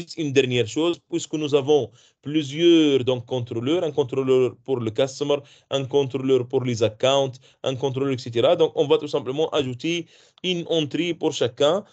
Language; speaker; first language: French; non-native, local second language; Arabic